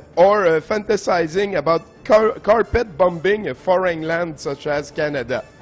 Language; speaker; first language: French; native; French